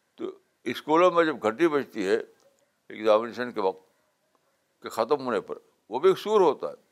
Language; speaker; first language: Urdu; native; Urdu